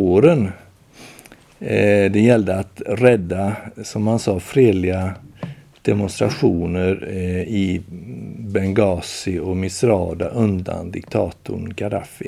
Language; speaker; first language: Swedish; native; Swedish